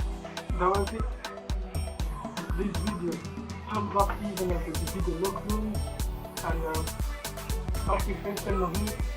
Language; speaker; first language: Dutch; early bilingual, other home language; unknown